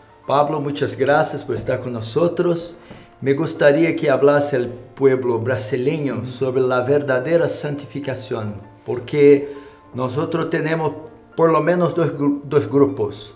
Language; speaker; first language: Spanish; non-native, learner; Portuguese